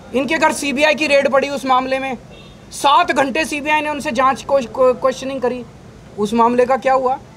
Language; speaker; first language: Hindi; native; Hindi